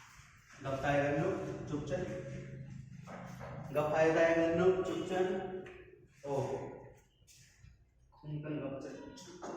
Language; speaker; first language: Vietnamese; non-native, learner; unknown